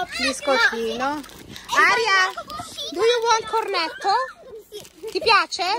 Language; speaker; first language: Italian; native; Italian